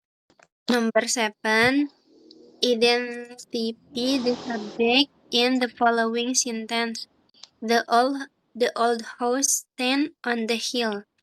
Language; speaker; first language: English; non-native, learner; Indonesian